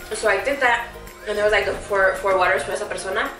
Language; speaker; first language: English; early bilingual, other home language; Spanish